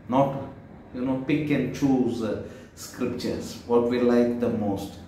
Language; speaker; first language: English; non-native, local second language; Kannada